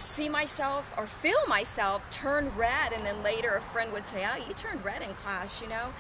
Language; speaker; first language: English; native; English